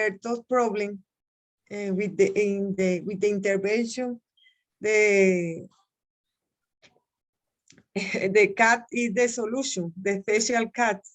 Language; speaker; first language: English; non-native, learner; Spanish